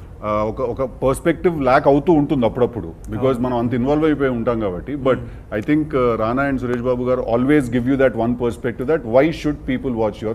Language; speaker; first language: Telugu; native; Telugu